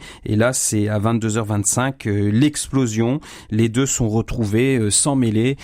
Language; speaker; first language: French; native; French